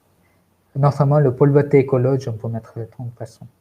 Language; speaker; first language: French; non-native, fluent; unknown